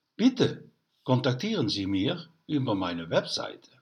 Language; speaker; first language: German; non-native, learner; Dutch